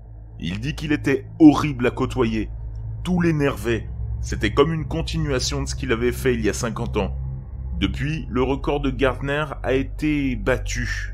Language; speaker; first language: French; native; French